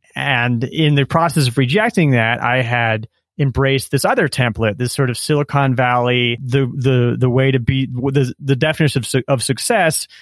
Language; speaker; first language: English; native; English